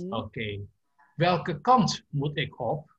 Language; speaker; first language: Dutch; non-native, learner; Indonesian